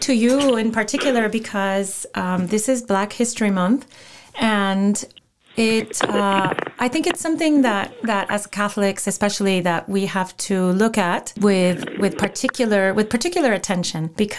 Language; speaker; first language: English; non-native, fluent; Spanish